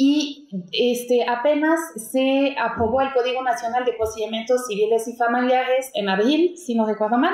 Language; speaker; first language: Spanish; native; Spanish